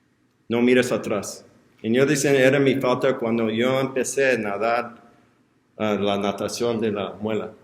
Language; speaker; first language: Spanish; non-native, learner; English